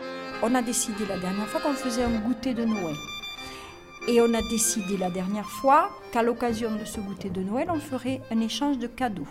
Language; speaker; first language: French; native; French